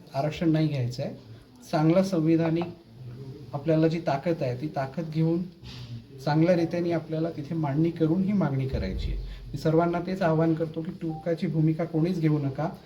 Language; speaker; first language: Marathi; non-native, local second language; Lambadi